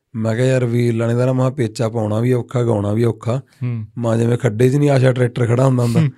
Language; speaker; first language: Punjabi; native; Punjabi